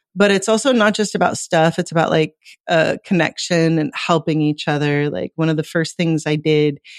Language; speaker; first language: English; native; English